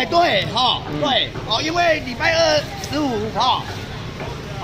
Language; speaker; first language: Chinese; native; Chinese